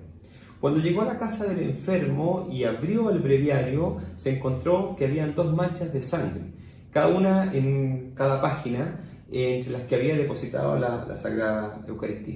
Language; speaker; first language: Spanish; native; Spanish